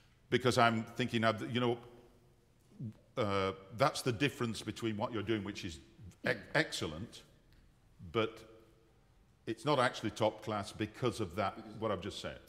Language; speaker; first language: English; native; English